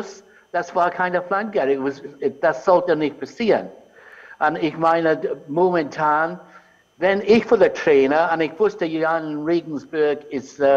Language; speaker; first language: German; non-native, fluent; English